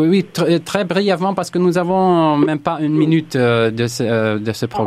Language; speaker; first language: French; non-native, fluent; Hungarian